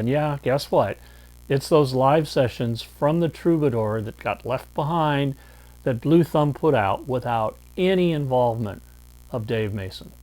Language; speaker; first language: English; native; English